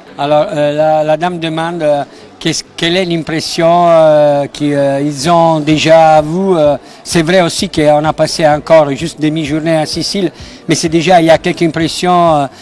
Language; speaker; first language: French; non-native, fluent; Italian